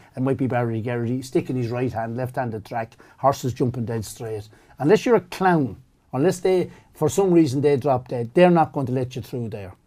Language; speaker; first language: English; native; English